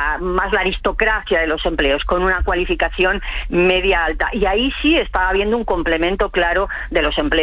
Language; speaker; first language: Spanish; native; Spanish